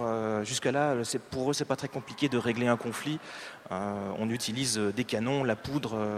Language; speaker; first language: French; native; French